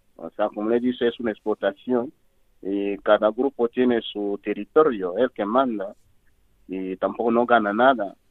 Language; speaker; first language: Spanish; non-native, fluent; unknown